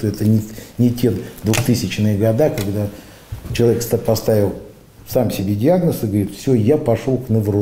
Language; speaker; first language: Russian; native; Russian